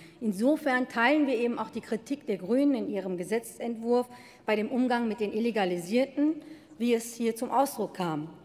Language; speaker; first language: German; early bilingual, other home language; Turkish